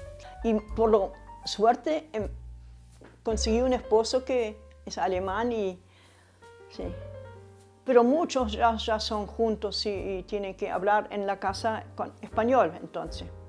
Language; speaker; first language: Spanish; early bilingual, other home language; German